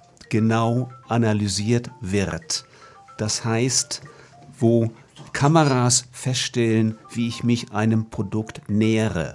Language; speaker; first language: German; native; German